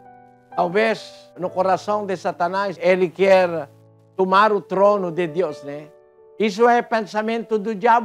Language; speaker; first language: Portuguese; non-native, fluent; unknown